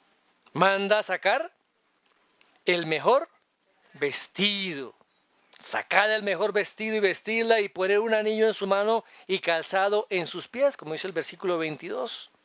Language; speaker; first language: Spanish; native; Spanish